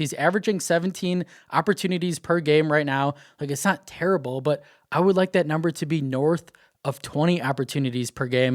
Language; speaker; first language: English; native; English